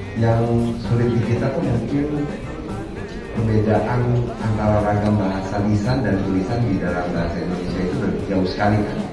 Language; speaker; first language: Indonesian; non-native, local second language; Minangkabau